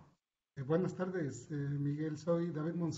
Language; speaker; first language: Spanish; native; Spanish